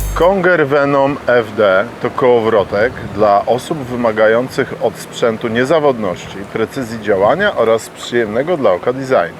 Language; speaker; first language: Polish; native; Polish